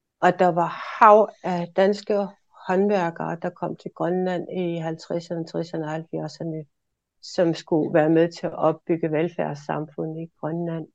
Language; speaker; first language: Danish; non-native, local second language; Kalaallisut